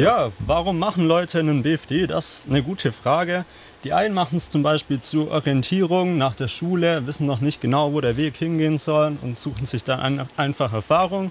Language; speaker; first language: German; native; German